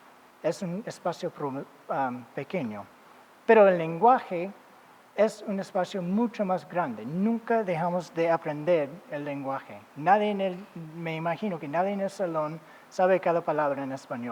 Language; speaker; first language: Spanish; non-native, fluent; English